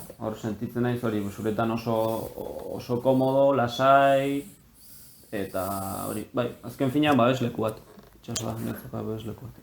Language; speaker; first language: Basque; early bilingual, heritage; Basque